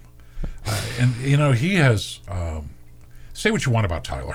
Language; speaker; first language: English; native; English